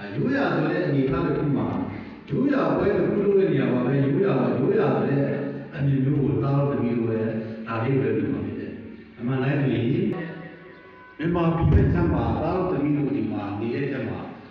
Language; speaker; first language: Burmese; non-native, local second language; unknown